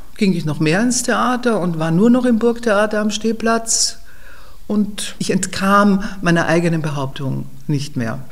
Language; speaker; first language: German; native; German